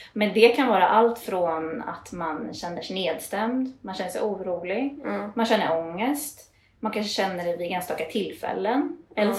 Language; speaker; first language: Swedish; native; Swedish